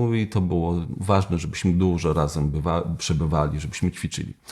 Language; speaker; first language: Polish; native; Polish